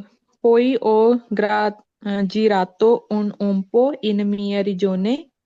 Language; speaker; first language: Italian; non-native, learner; Punjabi